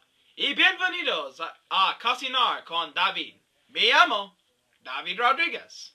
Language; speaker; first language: Spanish; non-native, learner; English